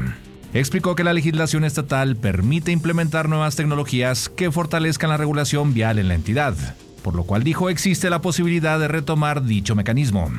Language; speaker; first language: Spanish; native; Spanish